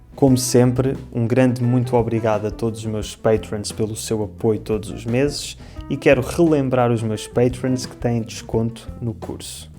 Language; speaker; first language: Portuguese; native; Portuguese